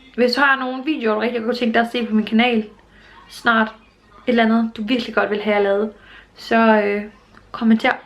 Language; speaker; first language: Danish; native; Danish